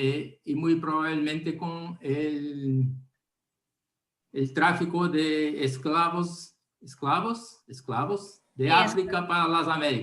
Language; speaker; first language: Spanish; non-native, learner; Portuguese